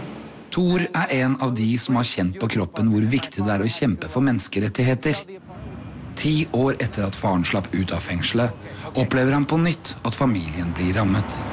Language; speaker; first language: Norwegian; native; Norwegian